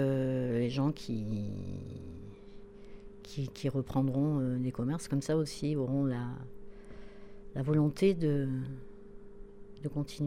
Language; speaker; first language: French; native; French